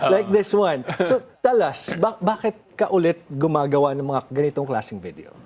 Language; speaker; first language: Filipino; native; Filipino